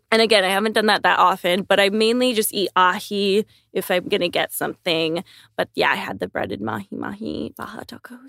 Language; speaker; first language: English; native; English